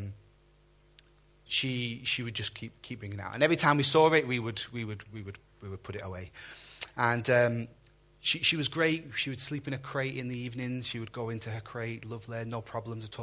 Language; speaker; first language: English; native; English